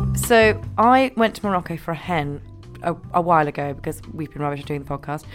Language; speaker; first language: English; native; English